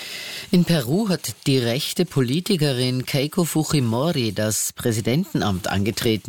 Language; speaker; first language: German; native; German